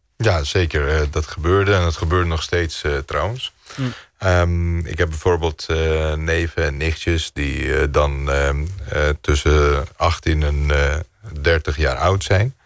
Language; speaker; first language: Dutch; non-native, fluent; Greek